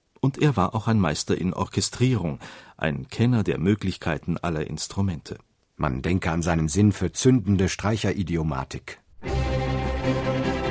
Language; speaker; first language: German; native; German